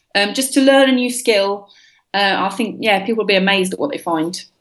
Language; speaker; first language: English; native; English